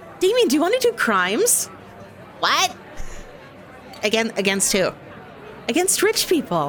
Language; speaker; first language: English; native; English